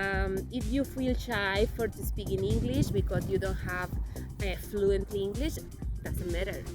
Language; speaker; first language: English; non-native, learner; Spanish